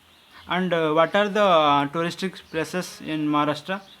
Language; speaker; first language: English; non-native, learner; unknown